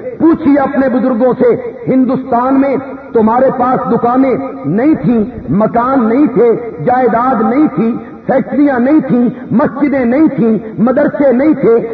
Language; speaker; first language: Urdu; non-native, local second language; Punjabi